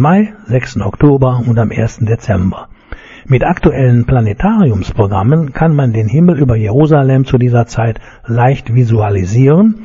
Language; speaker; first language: German; native; German